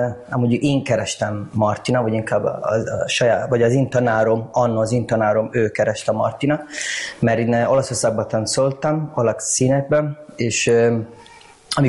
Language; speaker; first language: Hungarian; non-native, learner; Italian